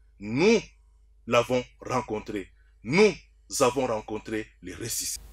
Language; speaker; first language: French; non-native, local second language; Swahili